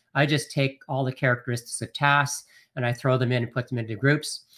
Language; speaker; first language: English; native; English